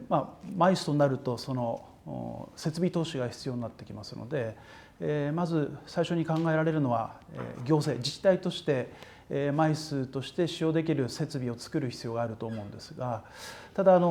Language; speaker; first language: Japanese; native; Japanese